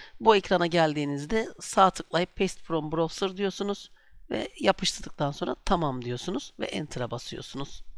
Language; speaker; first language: Turkish; native; Turkish